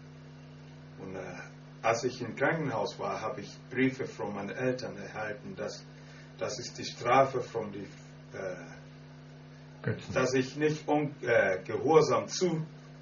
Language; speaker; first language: German; non-native, fluent; Akan